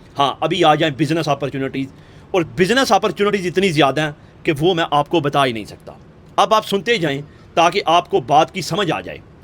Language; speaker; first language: Urdu; native; Urdu